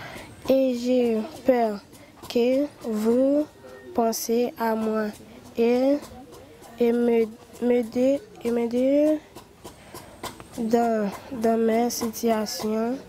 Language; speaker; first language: French; non-native, learner; Haitian Creole